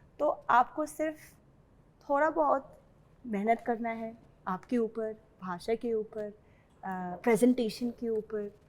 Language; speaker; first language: Hindi; non-native, fluent; English